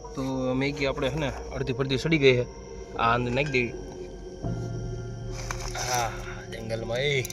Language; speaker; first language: Gujarati; native; Gujarati